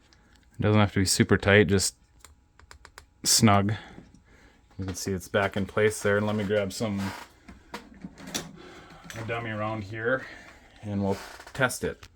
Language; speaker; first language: English; native; English